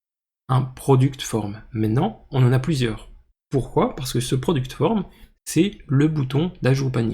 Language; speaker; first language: French; native; French